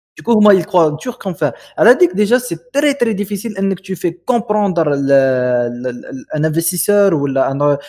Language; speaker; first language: French; non-native, local second language; Arabic